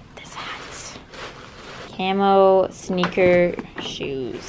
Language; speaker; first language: English; native; English